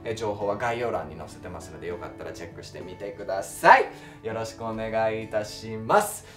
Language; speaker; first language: Japanese; non-native, fluent; English